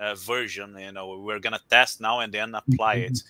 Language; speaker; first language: English; non-native, fluent; Portuguese